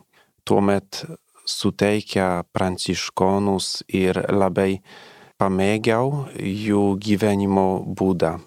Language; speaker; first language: Lithuanian; non-native, learner; Polish